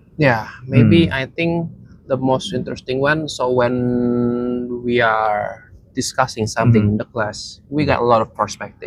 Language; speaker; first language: English; non-native, fluent; Indonesian